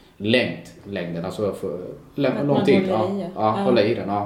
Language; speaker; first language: Swedish; non-native, local second language; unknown